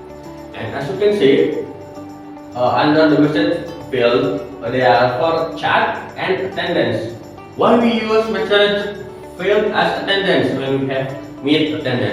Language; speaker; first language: English; non-native, learner; Indonesian